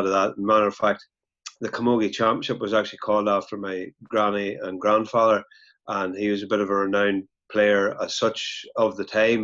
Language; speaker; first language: English; native; English